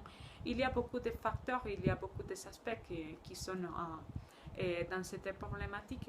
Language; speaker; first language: French; non-native, learner; Spanish